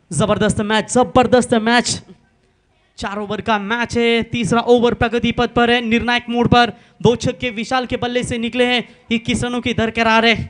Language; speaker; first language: Hindi; non-native, local second language; Marathi